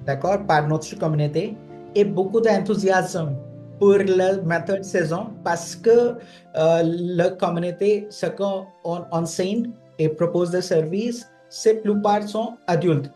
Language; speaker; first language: French; non-native, fluent; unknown